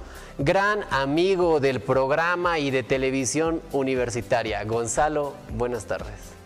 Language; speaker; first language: Spanish; native; Spanish